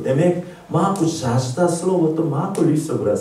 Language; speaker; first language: Bulgarian; non-native, learner; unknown